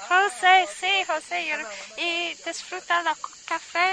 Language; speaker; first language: Spanish; non-native, learner; English